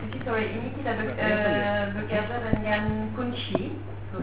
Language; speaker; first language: Indonesian; non-native, fluent; French